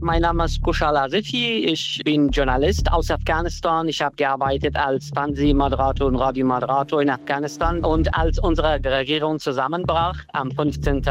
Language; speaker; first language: German; non-native, learner; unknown